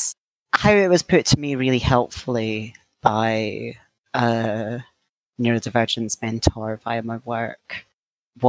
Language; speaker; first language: English; native; English